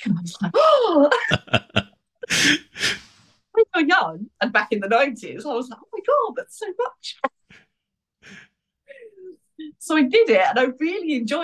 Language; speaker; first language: English; native; English